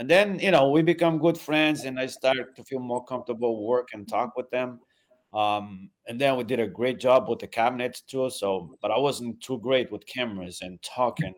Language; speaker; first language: English; non-native, fluent; Portuguese